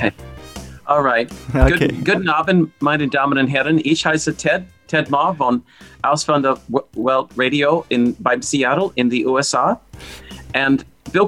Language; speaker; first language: German; non-native, learner; English